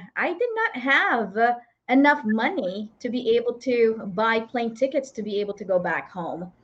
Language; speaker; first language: English; non-native, local second language; Iloko